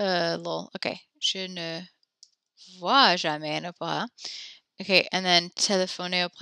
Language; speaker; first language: French; non-native, learner; English